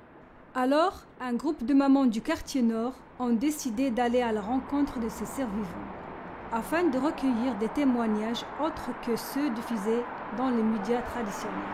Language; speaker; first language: French; native; French